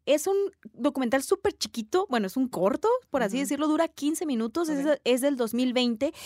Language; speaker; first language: Spanish; native; Spanish